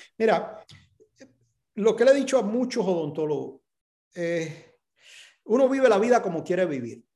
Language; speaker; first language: Spanish; native; Spanish